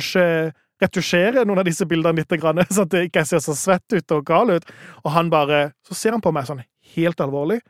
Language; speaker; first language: Norwegian; native; Norwegian